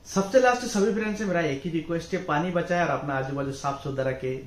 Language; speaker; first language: Hindi; non-native, local second language; Bangla